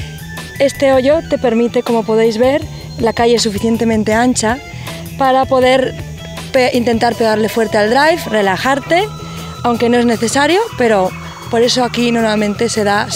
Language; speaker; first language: Spanish; native; Spanish